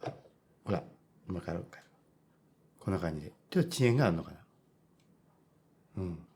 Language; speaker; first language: Japanese; native; Japanese